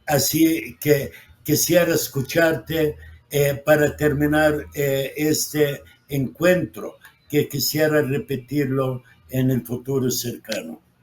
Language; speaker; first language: Spanish; non-native, fluent; Arabic